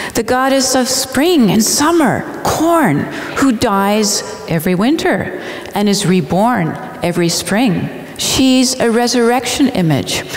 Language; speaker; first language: English; native; English